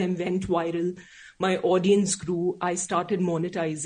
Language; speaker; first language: English; non-native, local second language; Hindi